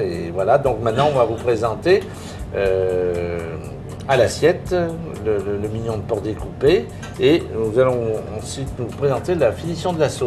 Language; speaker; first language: French; native; French